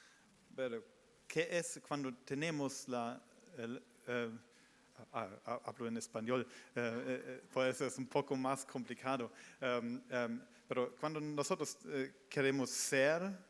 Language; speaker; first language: Spanish; non-native, fluent; German